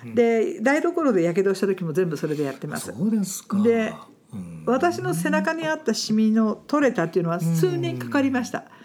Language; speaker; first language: Japanese; non-native, fluent; English